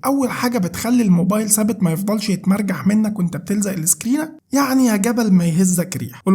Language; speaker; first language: Arabic; native; Arabic